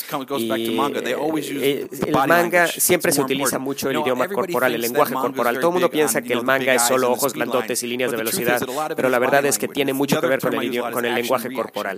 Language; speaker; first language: Spanish; native; Spanish